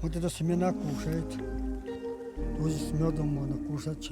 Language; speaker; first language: Russian; non-native, local second language; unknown